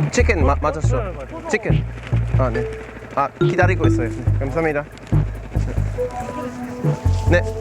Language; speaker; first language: Korean; non-native, learner; English